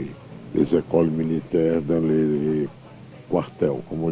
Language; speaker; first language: French; non-native, fluent; Portuguese